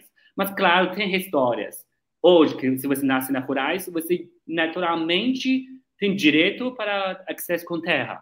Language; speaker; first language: Portuguese; non-native, learner; Chinese